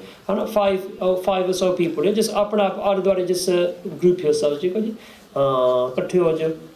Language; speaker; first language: Punjabi; early bilingual, heritage; Punjabi